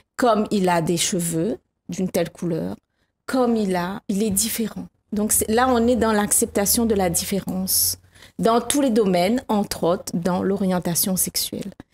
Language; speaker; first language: French; native; French